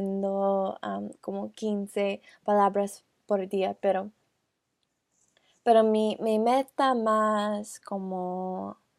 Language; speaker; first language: Spanish; non-native, learner; English